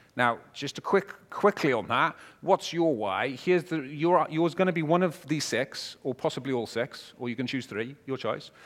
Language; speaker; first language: English; native; English